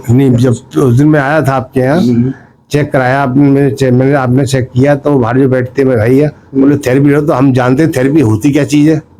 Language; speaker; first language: Hindi; native; Hindi